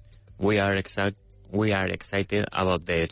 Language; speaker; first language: English; non-native, fluent; Spanish